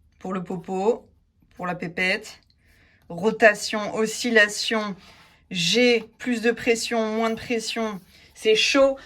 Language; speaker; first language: French; native; French